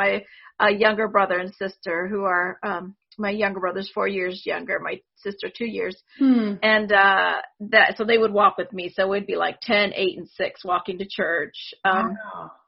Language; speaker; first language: English; early bilingual, other home language; Spanish